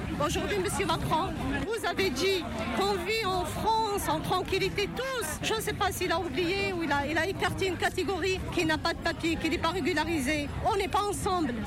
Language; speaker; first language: French; non-native, local second language; Arabic